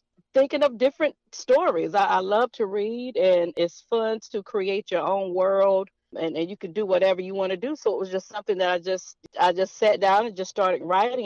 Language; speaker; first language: English; native; English